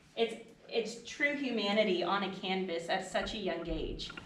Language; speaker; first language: English; native; English